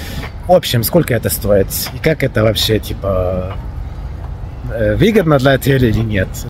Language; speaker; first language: Russian; non-native, learner; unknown